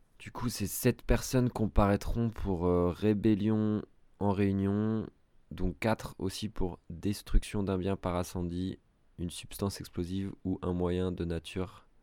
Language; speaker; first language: French; native; French